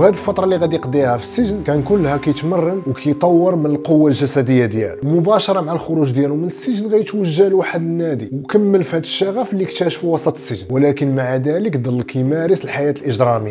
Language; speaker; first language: Arabic; native; Arabic